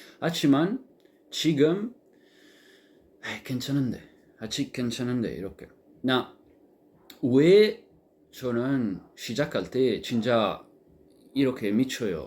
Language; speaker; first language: Korean; non-native, learner; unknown